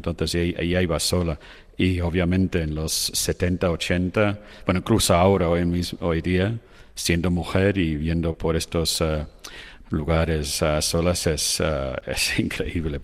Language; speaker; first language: Spanish; non-native, fluent; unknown